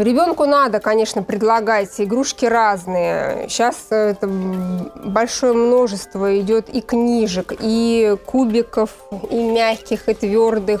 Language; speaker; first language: Russian; native; Russian